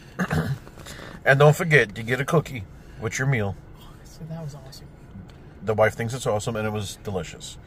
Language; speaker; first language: English; native; English